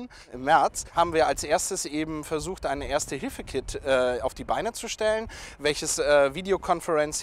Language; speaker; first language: German; native; German